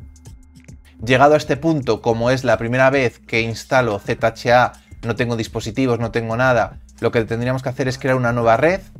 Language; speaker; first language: Spanish; native; Spanish